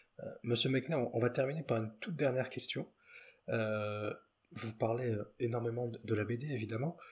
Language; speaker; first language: French; native; French